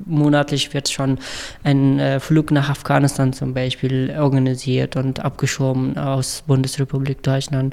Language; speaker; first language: German; non-native, fluent; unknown